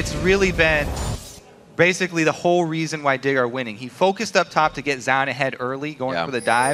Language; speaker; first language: English; native; English